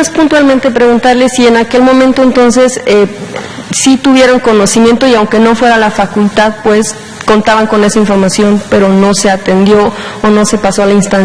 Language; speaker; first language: Spanish; native; Spanish